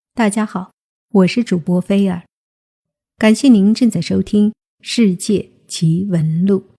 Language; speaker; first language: Chinese; native; Chinese